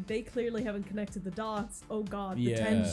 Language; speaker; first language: English; native; English